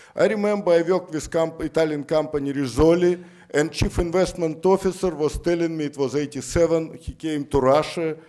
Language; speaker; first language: English; non-native, fluent; Russian